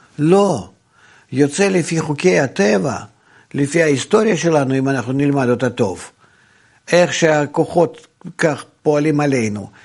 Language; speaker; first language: Hebrew; non-native, fluent; Russian